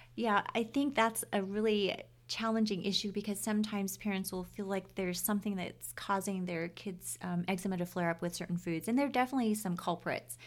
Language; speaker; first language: English; native; English